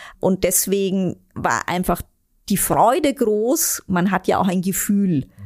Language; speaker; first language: German; native; German